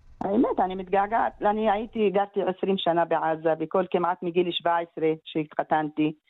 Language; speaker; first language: Hebrew; non-native, local second language; Arabic